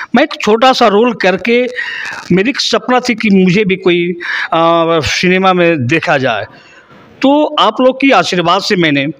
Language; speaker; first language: Hindi; non-native, local second language; Bhojpuri